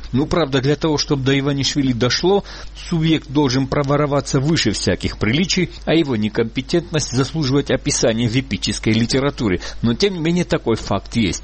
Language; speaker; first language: Russian; native; Russian